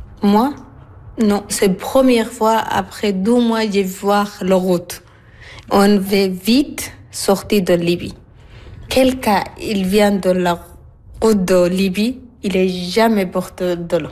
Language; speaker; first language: French; non-native, learner; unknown